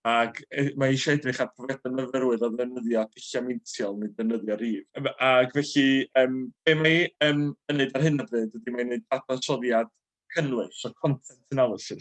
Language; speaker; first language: Welsh; native; Welsh